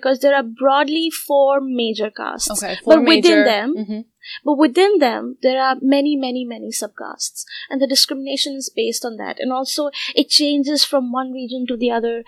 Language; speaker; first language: English; non-native, local second language; Hindi